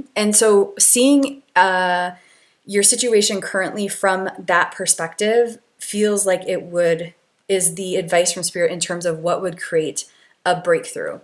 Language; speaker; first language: English; native; English